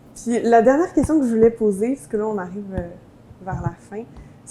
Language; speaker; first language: French; native; French